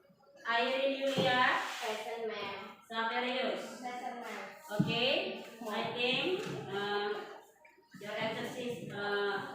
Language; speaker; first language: English; non-native, learner; Indonesian